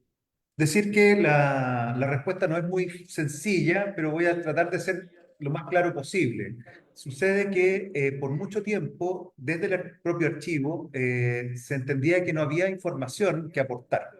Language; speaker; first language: Spanish; native; Spanish